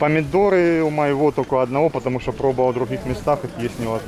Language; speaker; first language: Russian; native; Russian